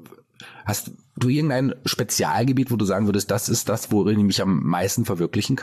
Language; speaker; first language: German; native; German